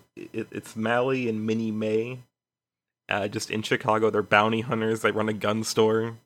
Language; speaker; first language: English; native; English